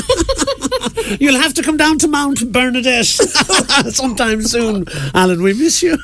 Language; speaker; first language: English; native; English